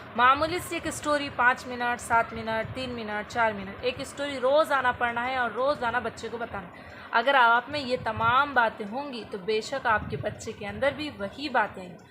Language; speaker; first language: Urdu; native; Urdu